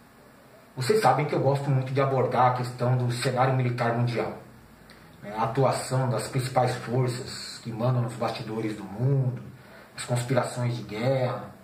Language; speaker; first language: Portuguese; native; Portuguese